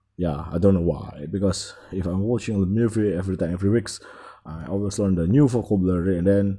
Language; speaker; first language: English; non-native, learner; Indonesian